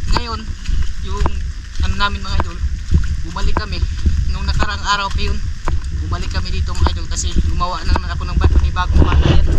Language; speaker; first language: Filipino; non-native, local second language; Cebuano